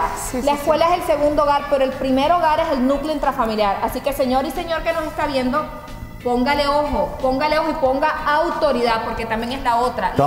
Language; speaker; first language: Spanish; native; Spanish